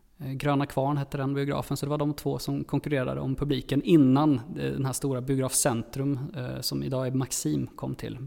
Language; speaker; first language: Swedish; native; Swedish